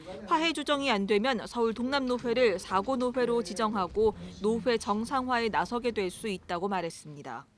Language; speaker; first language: Korean; native; Korean